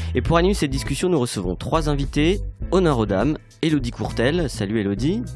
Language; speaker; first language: French; native; French